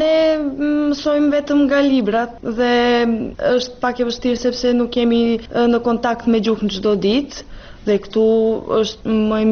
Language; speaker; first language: Albanian; non-native, fluent; Serbian